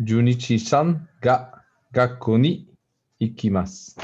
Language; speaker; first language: Japanese; non-native, learner; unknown